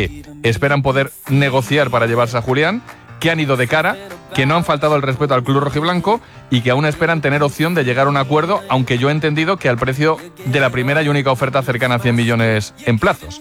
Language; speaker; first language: Spanish; native; Spanish